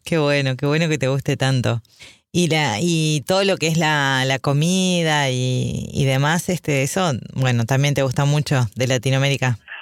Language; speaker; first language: Spanish; native; Spanish